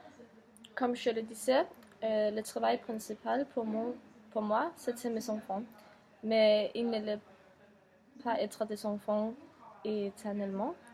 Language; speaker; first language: French; non-native, learner; Danish